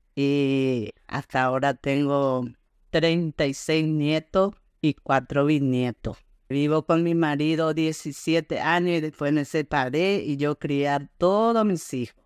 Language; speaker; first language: Spanish; native; Spanish